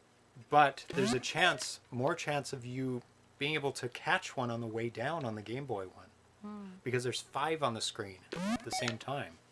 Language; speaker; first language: English; native; English